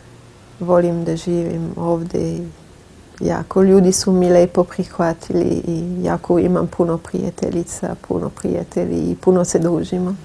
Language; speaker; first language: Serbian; non-native, fluent; French